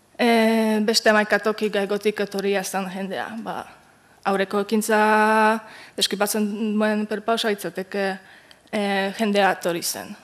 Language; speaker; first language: Basque; non-native, fluent; Polish